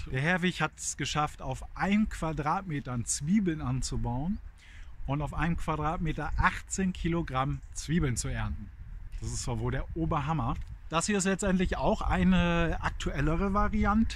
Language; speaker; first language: German; native; German